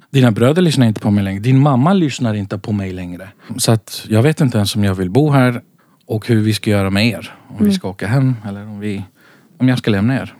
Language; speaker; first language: Swedish; early bilingual, other home language; Central Kurdish